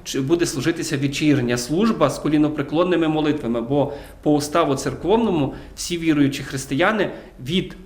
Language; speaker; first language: Ukrainian; native; Ukrainian